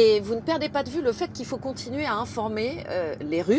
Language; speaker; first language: French; native; French